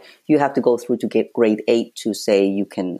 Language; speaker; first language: English; native; English